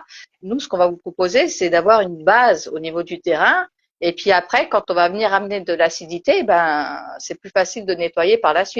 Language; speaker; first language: French; native; French